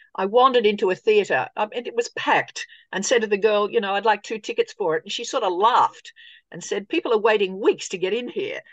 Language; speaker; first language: English; native; English